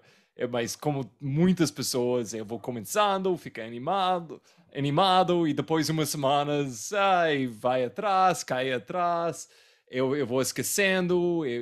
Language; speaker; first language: Portuguese; non-native, fluent; English